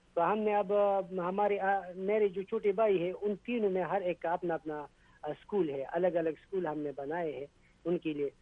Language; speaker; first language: Urdu; non-native, local second language; Pashto